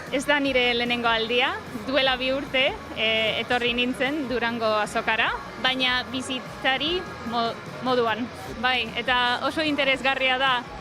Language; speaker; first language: Basque; non-native, learner; English